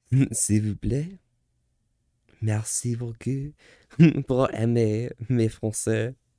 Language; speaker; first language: French; non-native, learner; English